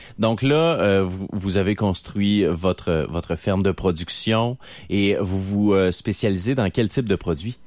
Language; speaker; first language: French; native; French